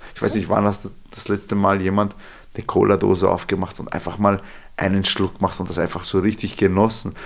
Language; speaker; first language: German; early bilingual, other home language; Serbian